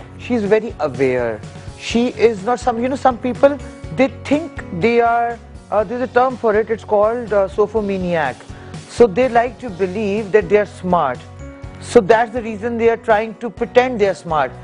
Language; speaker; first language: English; non-native, local second language; Urdu